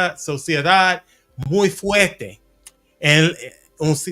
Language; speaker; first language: Spanish; non-native, learner; English